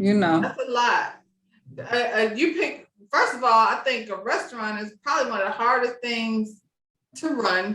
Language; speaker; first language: English; native; English